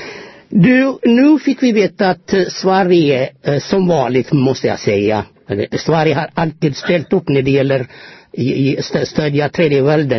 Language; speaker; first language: Swedish; non-native, fluent; Amharic